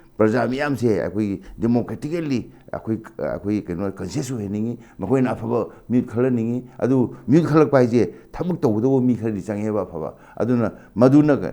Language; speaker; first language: Manipuri; native; Manipuri